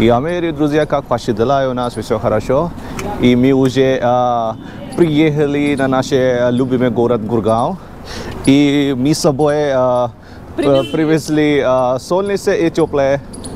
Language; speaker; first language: Russian; non-native, learner; Hindi